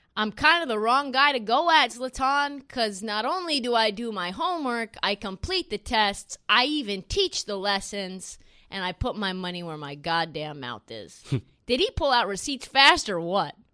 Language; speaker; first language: English; native; English